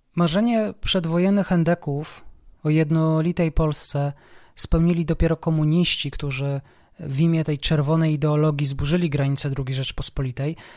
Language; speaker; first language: Polish; native; Polish